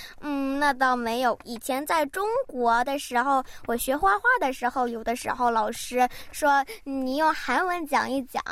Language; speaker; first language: Chinese; early bilingual, heritage; Chinese